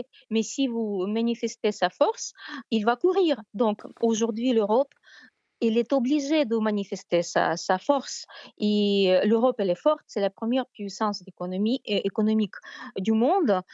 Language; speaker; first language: French; non-native, fluent; Ukrainian